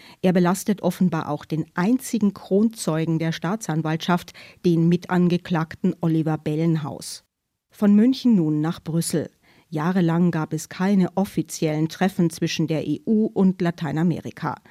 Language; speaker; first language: German; native; German